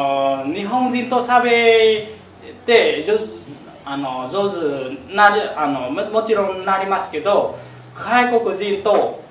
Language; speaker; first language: Japanese; non-native, fluent; Vietnamese